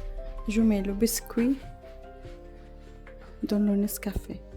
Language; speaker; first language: French; non-native, learner; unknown